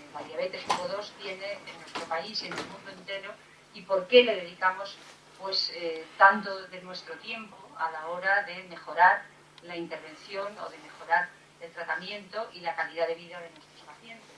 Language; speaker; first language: Spanish; native; Spanish